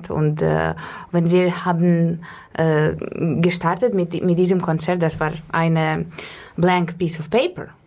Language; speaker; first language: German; non-native, fluent; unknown